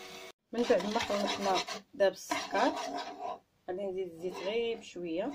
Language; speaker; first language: Arabic; native; Arabic